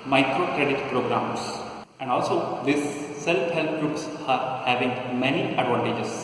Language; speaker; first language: English; non-native, local second language; Kannada